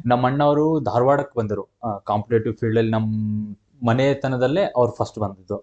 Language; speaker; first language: Kannada; non-native, local second language; Lambadi